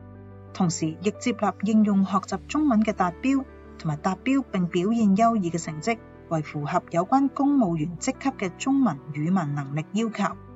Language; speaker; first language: Chinese; non-native, local second language; Cantonese